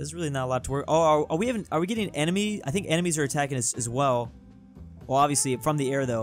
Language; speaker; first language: English; native; English